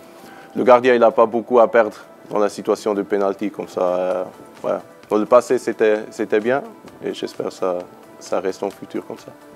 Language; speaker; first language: French; non-native, learner; German